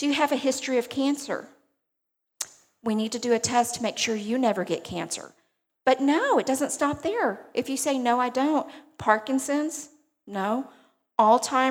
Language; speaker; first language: English; native; English